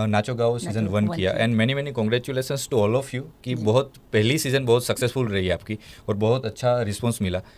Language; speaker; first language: Hindi; non-native, local second language; Gujarati